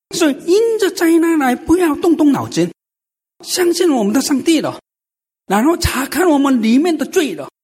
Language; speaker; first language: Chinese; non-native, fluent; Korean